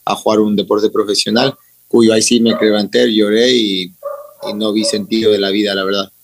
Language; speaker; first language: Spanish; native; Spanish